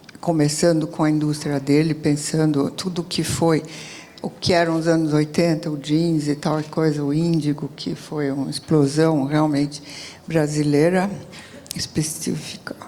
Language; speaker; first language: Portuguese; early bilingual, other home language; Italian